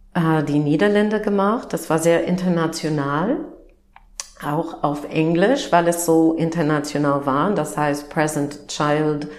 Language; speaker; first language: German; non-native, fluent; English